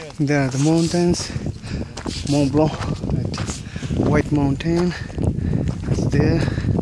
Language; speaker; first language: English; non-native, learner; French